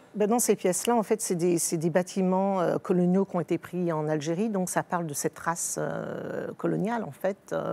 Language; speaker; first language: French; native; French